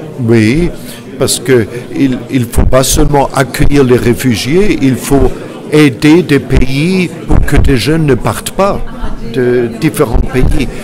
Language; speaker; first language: French; non-native, fluent; German